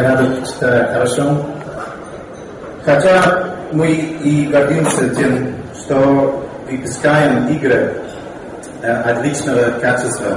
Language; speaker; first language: Russian; non-native, learner; English